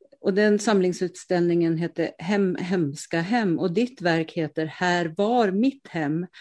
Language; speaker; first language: Swedish; native; Swedish